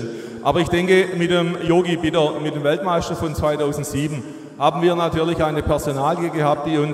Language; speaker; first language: German; native; German